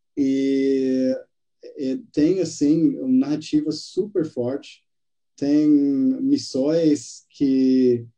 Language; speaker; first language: Portuguese; non-native, fluent; English